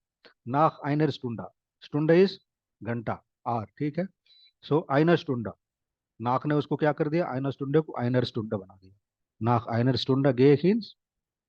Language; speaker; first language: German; non-native, fluent; Hindi